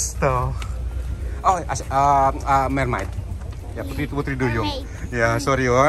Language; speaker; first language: Indonesian; native; Indonesian